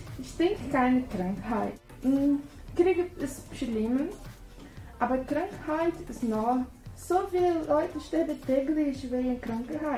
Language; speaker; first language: German; non-native, learner; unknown